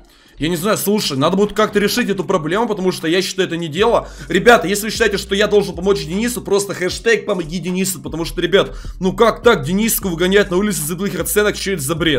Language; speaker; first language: Russian; native; Russian